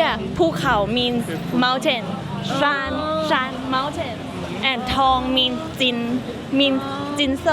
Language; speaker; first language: English; non-native, learner; Thai